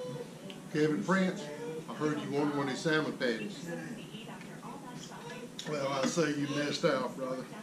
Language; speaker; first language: English; native; English